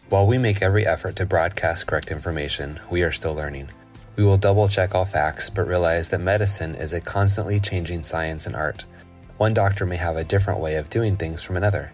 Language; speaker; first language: English; native; English